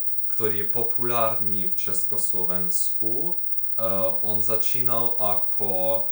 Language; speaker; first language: Slovak; non-native, learner; Ukrainian